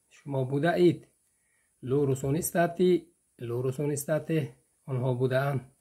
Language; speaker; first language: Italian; non-native, fluent; Persian